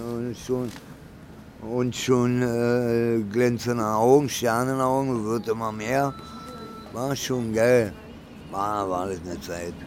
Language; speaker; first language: German; early bilingual, other home language; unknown